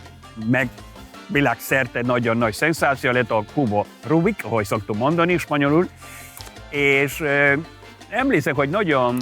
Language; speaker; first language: Hungarian; non-native, fluent; Spanish